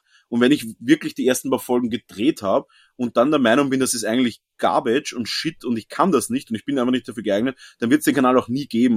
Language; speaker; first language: German; native; German